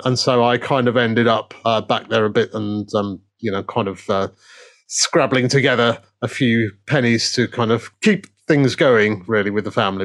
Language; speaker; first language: English; native; English